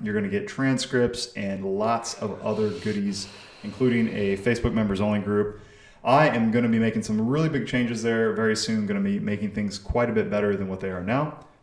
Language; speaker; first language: English; native; English